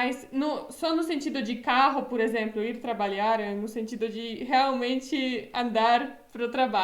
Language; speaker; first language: Portuguese; non-native, fluent; Polish